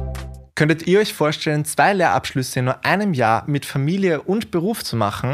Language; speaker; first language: German; native; German